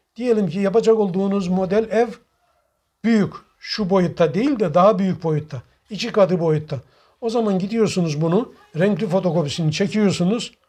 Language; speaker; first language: Turkish; native; Turkish